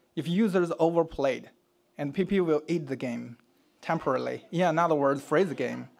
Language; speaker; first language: English; non-native, fluent; Chinese